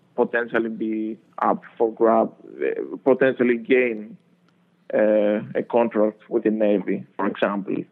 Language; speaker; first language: English; non-native, fluent; Greek